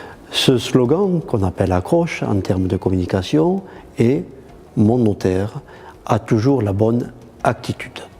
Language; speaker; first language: French; native; French